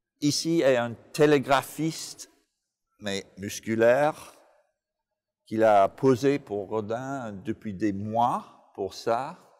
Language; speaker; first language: French; non-native, fluent; English